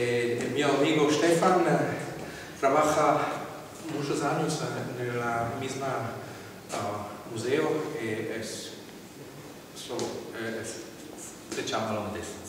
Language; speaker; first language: Spanish; non-native, learner; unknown